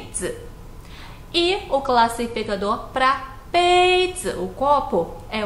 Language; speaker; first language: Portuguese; non-native, fluent; Chinese